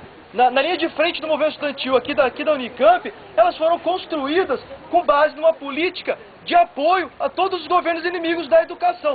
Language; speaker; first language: Portuguese; native; Portuguese